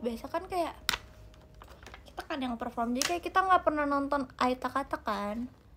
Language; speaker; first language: Indonesian; native; Indonesian